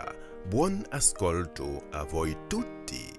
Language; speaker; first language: Italian; non-native, fluent; French